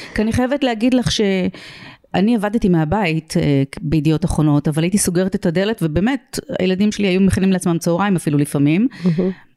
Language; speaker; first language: Hebrew; native; Hebrew